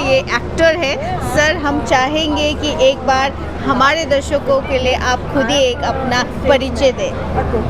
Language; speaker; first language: Hindi; native; Hindi